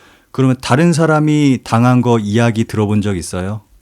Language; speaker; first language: Korean; native; Korean